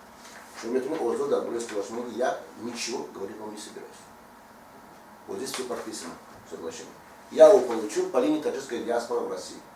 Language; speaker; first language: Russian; non-native, fluent; Tajik